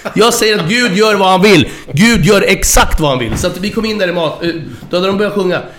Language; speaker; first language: Swedish; native; Swedish